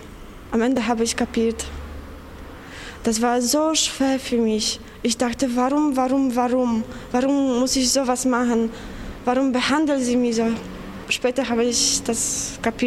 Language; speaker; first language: German; non-native, fluent; Polish